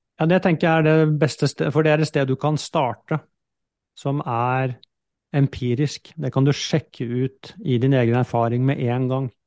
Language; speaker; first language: Norwegian; native; Norwegian